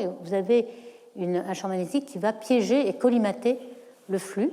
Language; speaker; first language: French; native; French